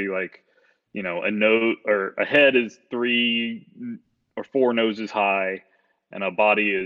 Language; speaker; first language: English; native; English